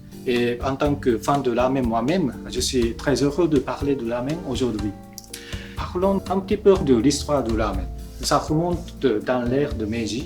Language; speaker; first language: French; non-native, fluent; Japanese